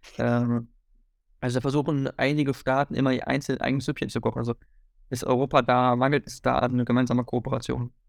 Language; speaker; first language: German; native; German